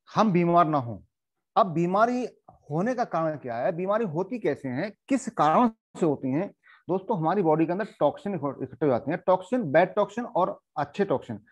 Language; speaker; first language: Hindi; native; Hindi